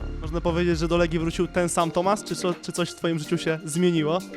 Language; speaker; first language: Polish; native; Polish